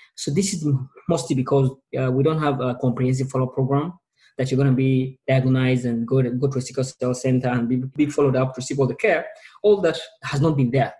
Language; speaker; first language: English; non-native, local second language; Ganda